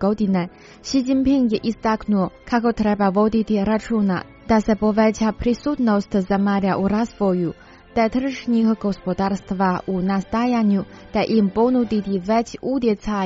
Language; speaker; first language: Croatian; non-native, fluent; Chinese